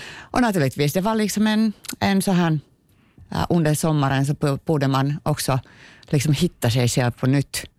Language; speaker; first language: Swedish; non-native, local second language; Finnish